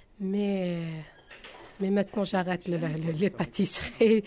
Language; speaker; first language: French; non-native, learner; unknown